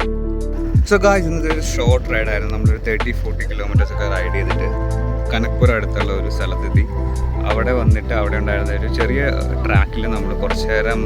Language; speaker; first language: Malayalam; native; Malayalam